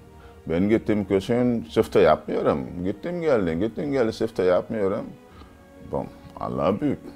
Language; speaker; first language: Turkish; non-native, learner; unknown